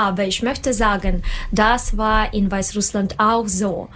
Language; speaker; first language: German; non-native, learner; Russian